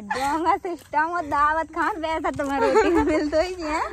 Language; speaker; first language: Hindi; native; Hindi